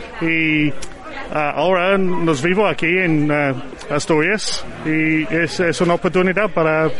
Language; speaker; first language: Spanish; non-native, learner; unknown